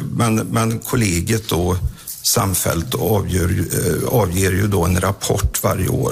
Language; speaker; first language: Swedish; native; Swedish